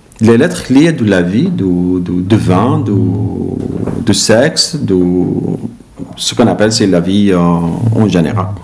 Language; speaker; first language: French; non-native, learner; Arabic